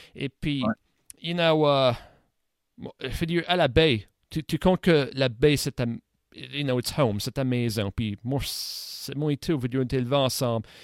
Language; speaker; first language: French; native; French